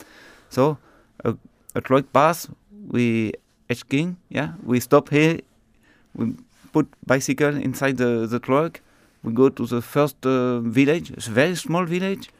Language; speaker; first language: English; non-native, learner; French